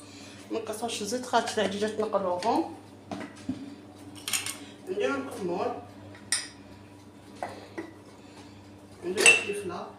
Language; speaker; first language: Arabic; native; Arabic